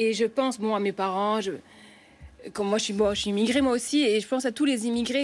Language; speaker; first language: French; native; French